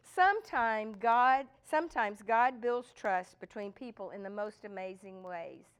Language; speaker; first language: English; native; English